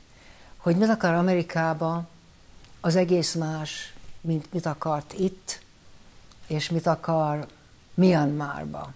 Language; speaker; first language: Hungarian; early bilingual, heritage; Hungarian